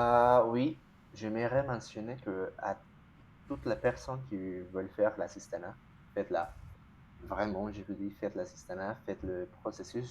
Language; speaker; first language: French; non-native, fluent; Spanish